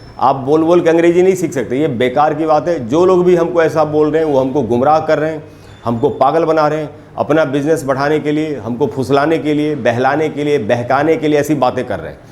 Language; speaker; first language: Hindi; native; Hindi